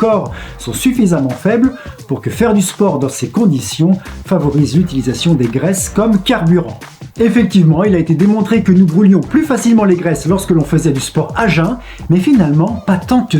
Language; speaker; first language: French; native; French